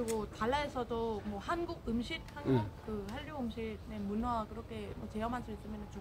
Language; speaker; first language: Korean; non-native, fluent; Vietnamese